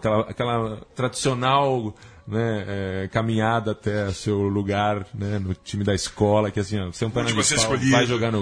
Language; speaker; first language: Portuguese; native; Portuguese